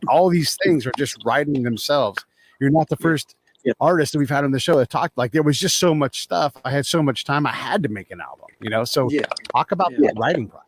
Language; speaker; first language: English; native; English